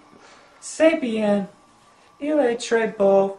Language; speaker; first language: French; non-native, learner; English